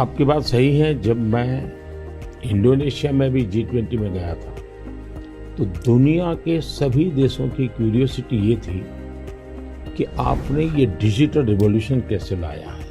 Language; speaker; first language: Hindi; native; Hindi